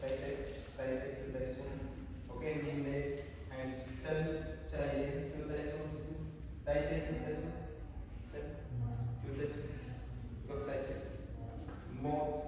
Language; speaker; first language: Vietnamese; non-native, learner; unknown